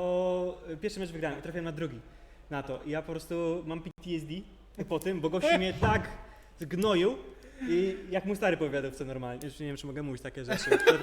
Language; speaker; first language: Polish; native; Polish